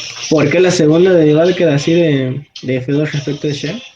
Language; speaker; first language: Spanish; native; Spanish